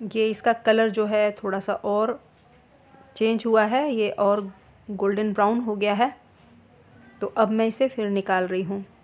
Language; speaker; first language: Hindi; native; Hindi